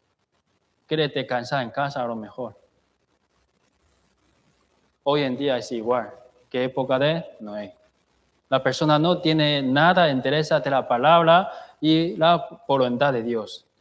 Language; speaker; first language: Spanish; non-native, fluent; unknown